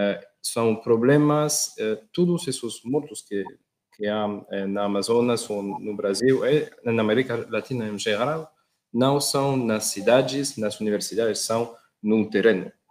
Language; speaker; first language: Portuguese; non-native, learner; Spanish